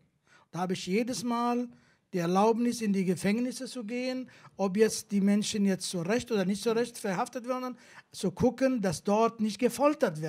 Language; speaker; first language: German; non-native, fluent; Kurdish